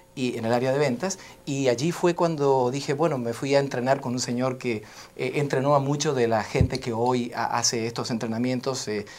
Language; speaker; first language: Spanish; native; Spanish